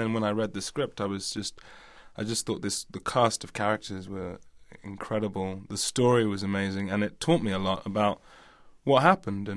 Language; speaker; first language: English; native; English